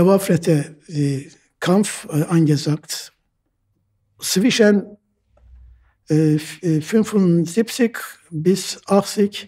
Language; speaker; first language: German; non-native, fluent; Turkish